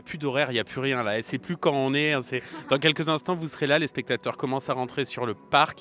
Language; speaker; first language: French; native; French